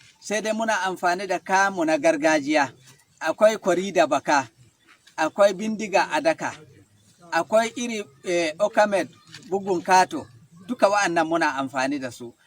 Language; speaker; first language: Hausa; non-native, local second language; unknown